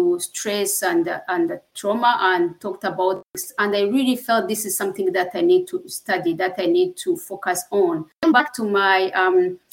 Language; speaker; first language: English; non-native, local second language; Kinyarwanda